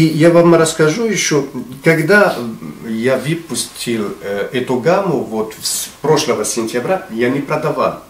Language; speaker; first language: Russian; non-native, fluent; Arabic